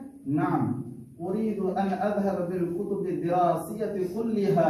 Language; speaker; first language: Arabic; non-native, learner; Urdu